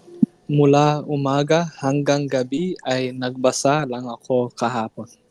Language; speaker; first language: Filipino; non-native, learner; English